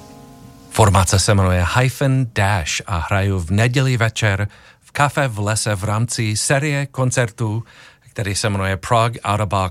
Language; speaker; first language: Czech; non-native, fluent; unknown